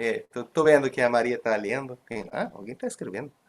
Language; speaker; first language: Portuguese; non-native, fluent; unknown